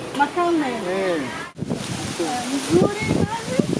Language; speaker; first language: Swahili; non-native, learner; Portuguese